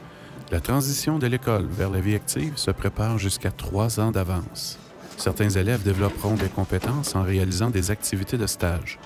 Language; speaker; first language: French; native; French